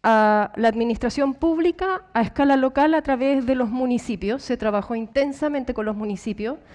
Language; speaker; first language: Spanish; native; Spanish